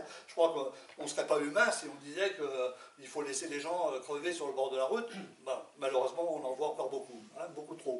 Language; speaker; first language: French; native; French